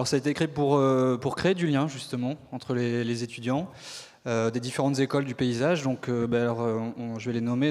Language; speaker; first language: French; native; French